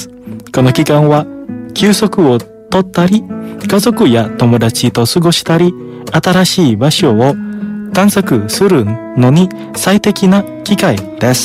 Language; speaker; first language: Japanese; non-native, fluent; Indonesian